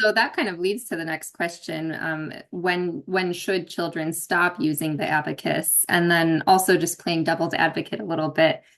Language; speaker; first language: English; native; English